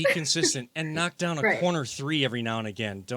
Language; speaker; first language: English; native; English